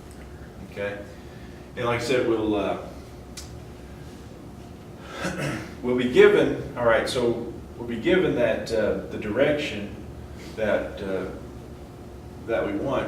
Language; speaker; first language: English; native; English